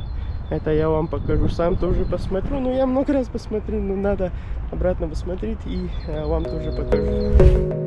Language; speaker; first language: Russian; non-native, learner; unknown